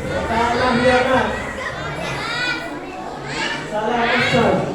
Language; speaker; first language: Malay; non-native, learner; Arabic